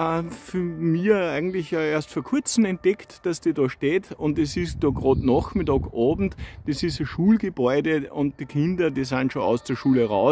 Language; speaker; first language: German; native; German